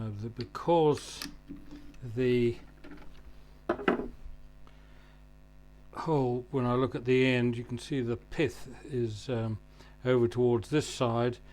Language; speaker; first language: English; native; English